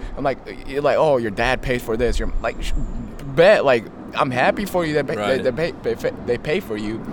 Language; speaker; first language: English; early bilingual, other home language; Amharic